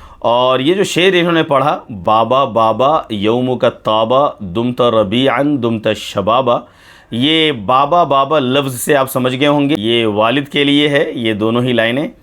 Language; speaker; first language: Urdu; native; Urdu